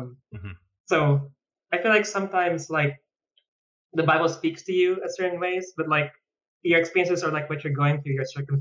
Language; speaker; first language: English; non-native, local second language; Filipino